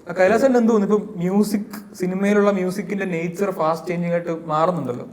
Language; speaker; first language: Malayalam; native; Malayalam